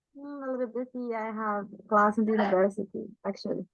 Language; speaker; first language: English; non-native, learner; Spanish